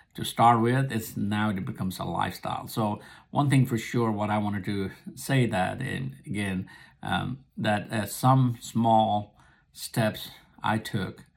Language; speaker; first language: English; non-native, local second language; Nepali